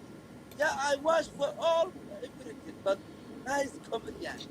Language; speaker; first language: English; non-native, learner; Somali